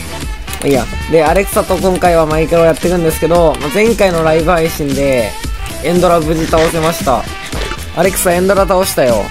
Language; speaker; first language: Japanese; native; Japanese